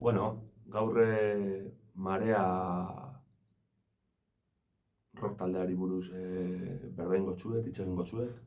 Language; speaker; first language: Basque; native; Basque